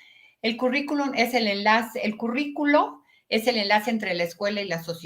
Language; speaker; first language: Spanish; native; Spanish